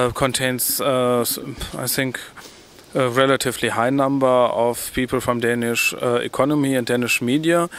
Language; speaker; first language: English; non-native, fluent; German